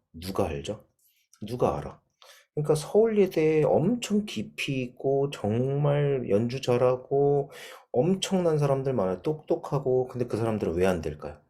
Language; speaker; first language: Korean; native; Korean